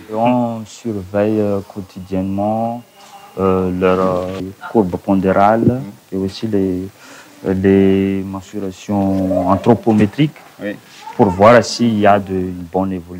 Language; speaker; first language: French; non-native, local second language; Malagasy